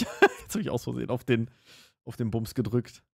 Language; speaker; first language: German; native; German